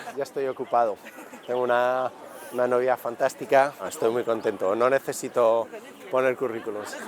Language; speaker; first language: Spanish; native; Spanish